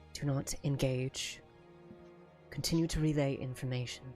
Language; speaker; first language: English; native; English